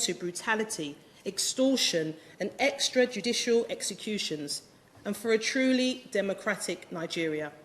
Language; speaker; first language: English; native; English